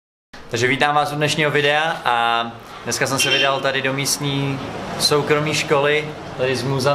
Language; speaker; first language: Czech; native; Czech